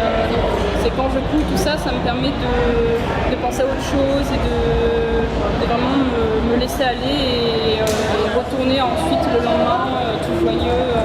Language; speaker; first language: French; native; French